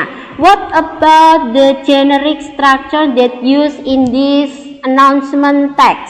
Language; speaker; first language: English; non-native, learner; Indonesian